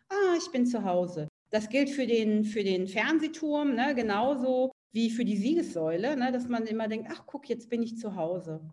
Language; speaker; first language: German; native; German